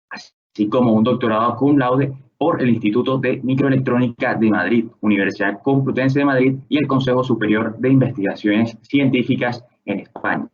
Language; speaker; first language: Spanish; native; Spanish